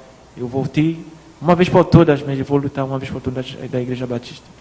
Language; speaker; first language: Portuguese; non-native, fluent; Haitian Creole